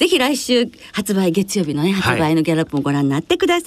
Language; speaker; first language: Japanese; native; Japanese